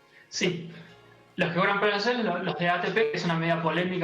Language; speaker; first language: Spanish; native; Spanish